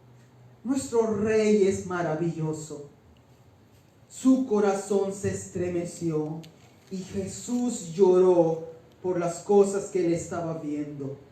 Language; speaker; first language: Spanish; native; Spanish